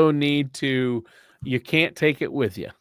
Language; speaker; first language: English; native; English